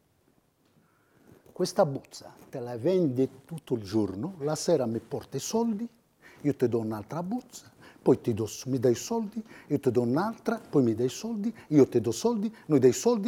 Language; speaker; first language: Italian; non-native, fluent; Arabic